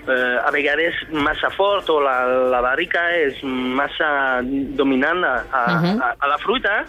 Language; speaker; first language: Catalan; non-native, fluent; French